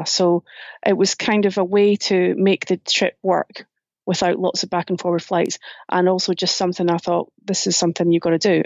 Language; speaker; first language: English; native; English